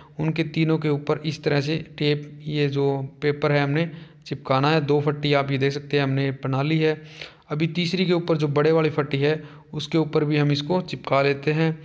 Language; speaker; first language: Hindi; native; Hindi